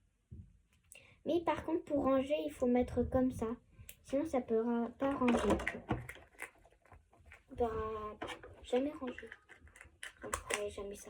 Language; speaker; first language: French; native; French